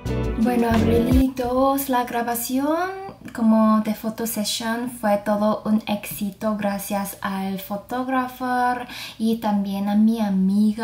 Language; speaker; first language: Spanish; non-native, fluent; Korean